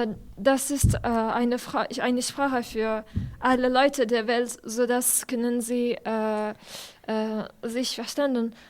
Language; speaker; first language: German; non-native, learner; French